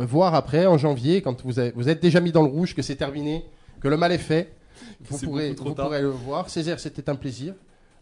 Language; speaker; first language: French; native; French